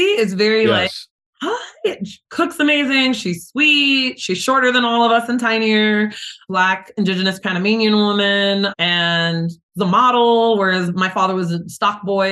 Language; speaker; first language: English; native; English